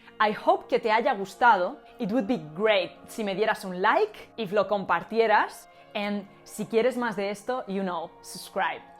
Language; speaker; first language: Spanish; native; Spanish